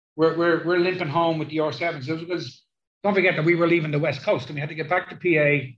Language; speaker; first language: English; native; English